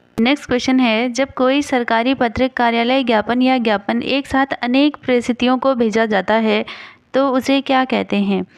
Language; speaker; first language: Hindi; native; Hindi